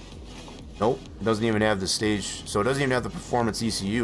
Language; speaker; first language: English; native; English